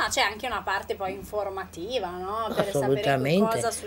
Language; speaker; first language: Italian; native; Italian